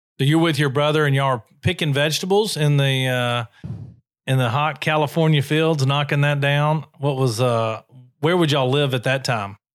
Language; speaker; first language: English; native; English